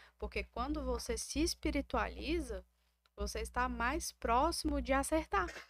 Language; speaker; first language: Portuguese; native; Portuguese